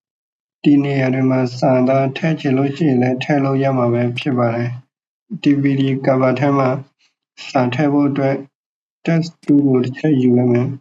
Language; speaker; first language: Burmese; native; Burmese